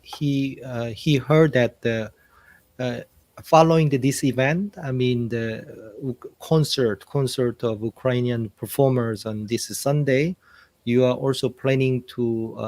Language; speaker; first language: English; non-native, fluent; Korean